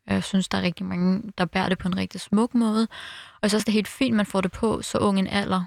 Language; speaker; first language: Danish; early bilingual, other home language; Arabic